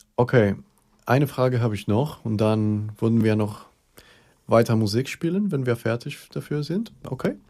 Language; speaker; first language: German; non-native, fluent; Spanish